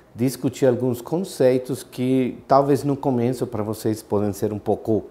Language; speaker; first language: Portuguese; non-native, fluent; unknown